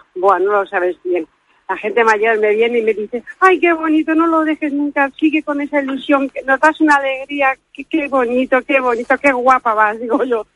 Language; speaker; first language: Spanish; native; Spanish